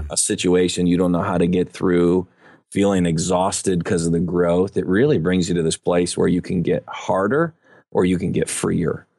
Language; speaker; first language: English; native; English